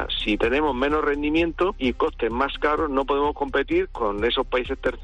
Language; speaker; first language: Spanish; native; Spanish